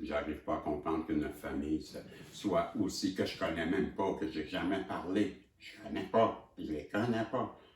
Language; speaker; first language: French; native; French